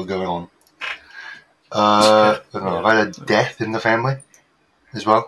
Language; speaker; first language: English; native; English